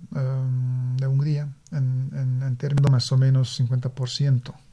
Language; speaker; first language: Spanish; non-native, fluent; Hungarian